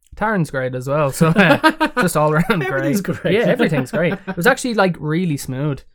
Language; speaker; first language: English; native; English